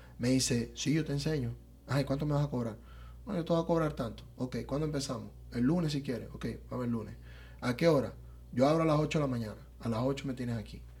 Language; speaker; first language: Spanish; native; Spanish